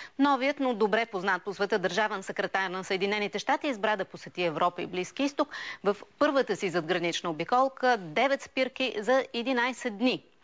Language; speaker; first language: Bulgarian; native; Bulgarian